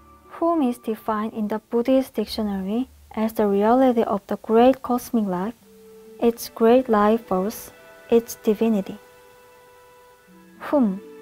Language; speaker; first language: English; non-native, fluent; Korean